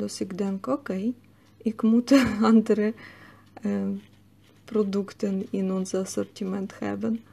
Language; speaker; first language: Dutch; non-native, learner; Russian